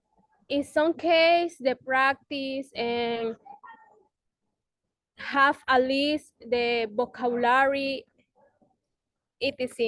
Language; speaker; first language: English; non-native, learner; Spanish